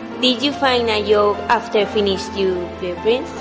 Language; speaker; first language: English; non-native, learner; Spanish